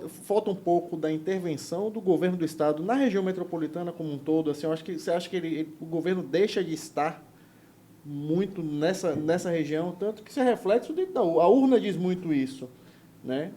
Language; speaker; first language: Portuguese; native; Portuguese